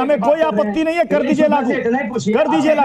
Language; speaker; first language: Hindi; native; Hindi